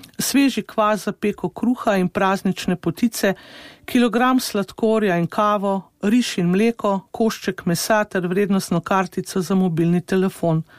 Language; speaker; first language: Slovenian; native; Slovenian